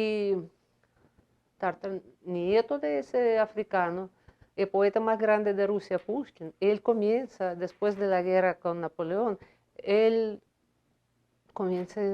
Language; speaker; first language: Spanish; non-native, fluent; Russian